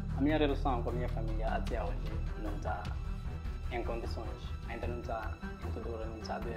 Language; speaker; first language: Portuguese; non-native, local second language; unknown